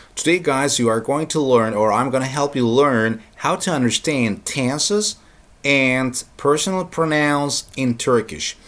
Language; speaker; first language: English; non-native, fluent; Turkish